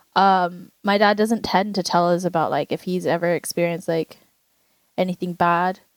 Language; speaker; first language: English; native; English